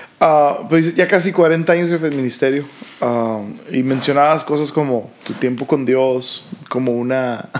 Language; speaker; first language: Spanish; early bilingual, other home language; English